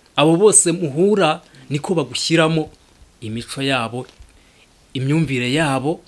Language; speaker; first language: Kinyarwanda; early bilingual, heritage; Kinyarwanda